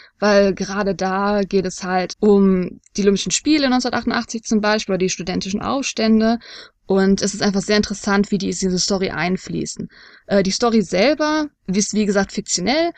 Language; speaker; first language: German; native; German